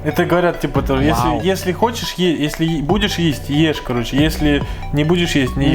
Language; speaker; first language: Russian; native; Russian